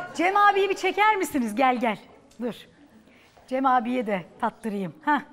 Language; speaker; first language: Turkish; native; Turkish